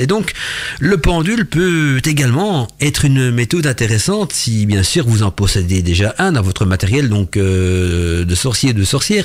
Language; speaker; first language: French; native; French